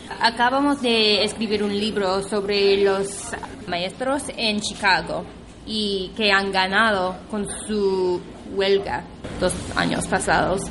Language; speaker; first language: Spanish; non-native, fluent; English